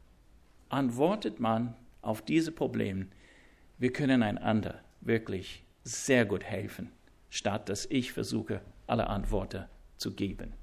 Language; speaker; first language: German; non-native, fluent; English